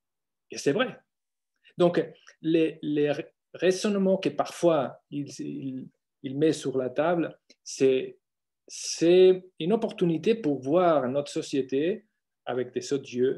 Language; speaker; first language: French; non-native, fluent; Spanish